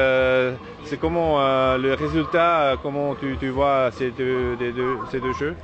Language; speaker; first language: French; non-native, learner; German